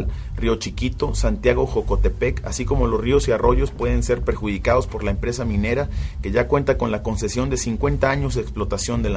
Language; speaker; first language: Spanish; native; Spanish